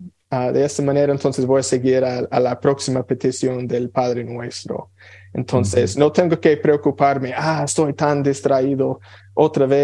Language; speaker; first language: Spanish; non-native, fluent; English